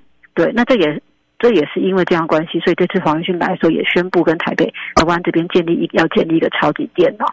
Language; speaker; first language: Chinese; native; Chinese